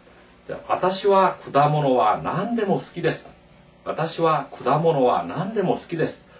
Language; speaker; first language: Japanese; non-native, fluent; Korean